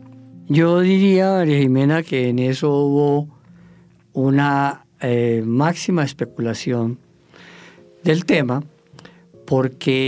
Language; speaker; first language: Spanish; native; Spanish